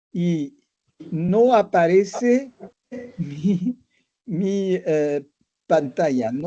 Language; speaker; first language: Spanish; non-native, learner; French